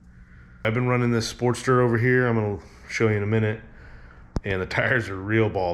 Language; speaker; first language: English; native; English